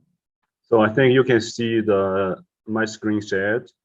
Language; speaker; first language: English; non-native, fluent; Chinese